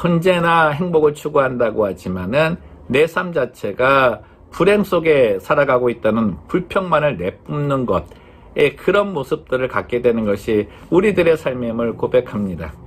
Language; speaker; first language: Korean; native; Korean